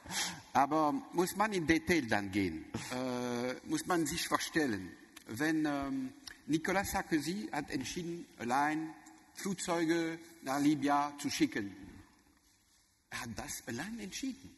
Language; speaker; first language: German; non-native, learner; French